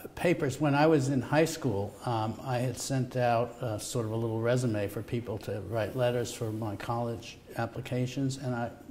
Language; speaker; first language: English; native; English